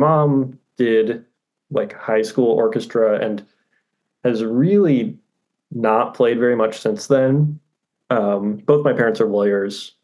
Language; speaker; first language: English; native; English